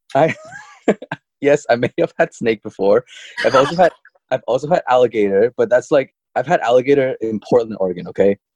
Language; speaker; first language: English; early bilingual, other home language; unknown